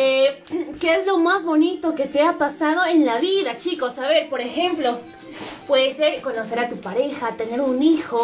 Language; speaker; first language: Spanish; native; Spanish